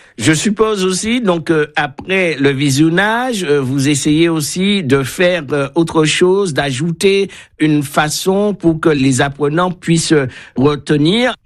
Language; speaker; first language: French; native; French